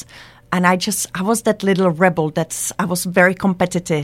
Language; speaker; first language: English; non-native, fluent; Czech